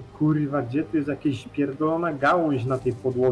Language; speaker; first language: Polish; native; Polish